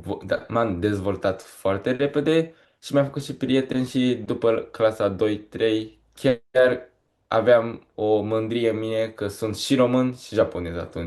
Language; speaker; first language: Romanian; early bilingual, heritage; Romanian